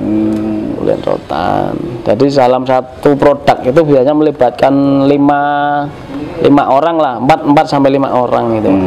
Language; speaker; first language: Indonesian; native; Indonesian